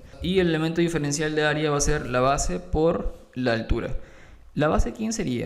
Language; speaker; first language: Spanish; native; Spanish